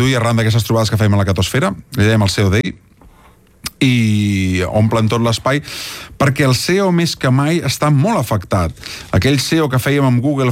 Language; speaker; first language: Catalan; native; Catalan